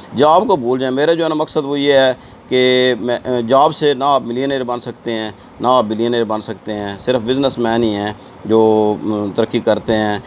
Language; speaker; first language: Urdu; non-native, local second language; Punjabi